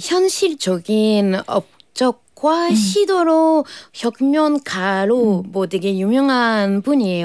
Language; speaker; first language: Korean; non-native, fluent; French